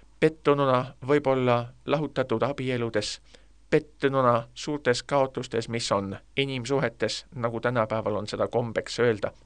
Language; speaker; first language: Estonian; native; Estonian